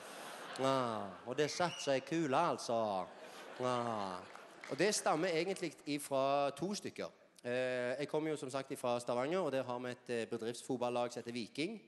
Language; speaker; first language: Norwegian; native; Norwegian